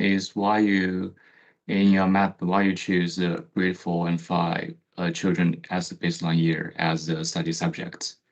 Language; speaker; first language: English; non-native, fluent; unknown